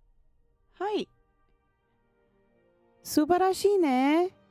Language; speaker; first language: Japanese; non-native, learner; English